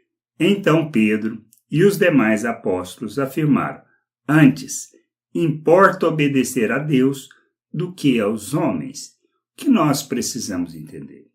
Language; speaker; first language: Portuguese; native; Portuguese